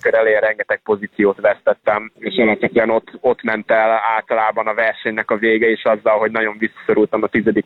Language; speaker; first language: Hungarian; native; Hungarian